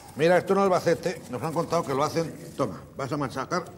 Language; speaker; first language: Spanish; native; Spanish